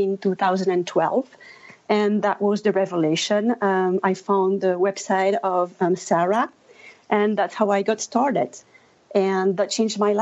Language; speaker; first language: English; non-native, fluent; French